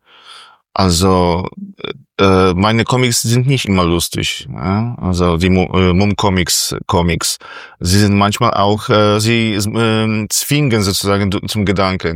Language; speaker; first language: German; non-native, fluent; Polish